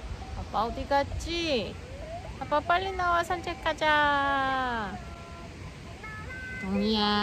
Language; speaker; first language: Korean; non-native, fluent; Russian